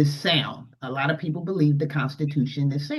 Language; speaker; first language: English; native; English